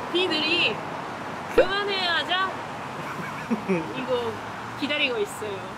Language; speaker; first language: Korean; non-native, learner; Japanese